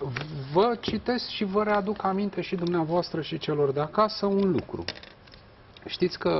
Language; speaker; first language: Romanian; native; Romanian